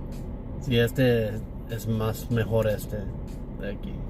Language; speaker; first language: Spanish; early bilingual, heritage; English